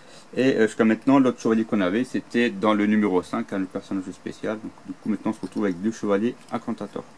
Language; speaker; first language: French; native; French